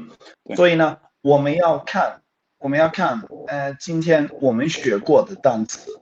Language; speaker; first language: Chinese; non-native, fluent; Swedish